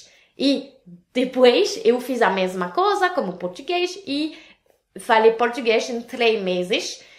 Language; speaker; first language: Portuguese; non-native, learner; French